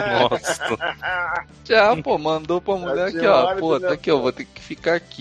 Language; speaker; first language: Portuguese; native; Portuguese